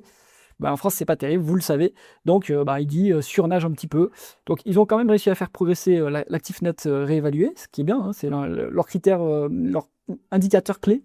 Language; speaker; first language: French; native; French